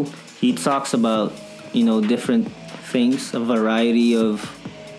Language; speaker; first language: English; non-native, local second language; Filipino